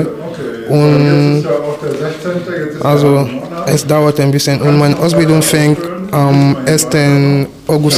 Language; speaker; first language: German; non-native, fluent; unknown